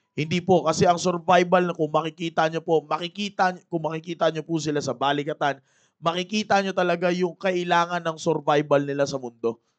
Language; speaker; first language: Filipino; native; Filipino